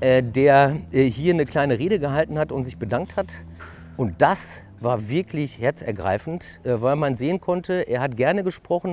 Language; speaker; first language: German; native; German